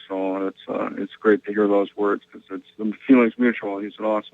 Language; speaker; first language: English; native; English